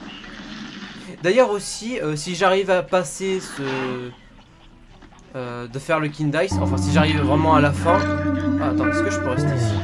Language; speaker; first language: French; native; French